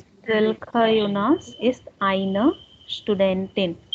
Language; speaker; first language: German; non-native, learner; Hindi